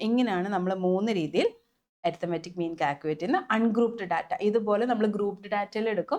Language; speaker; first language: Malayalam; native; Malayalam